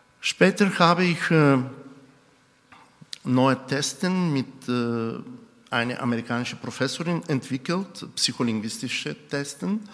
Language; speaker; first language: German; non-native, fluent; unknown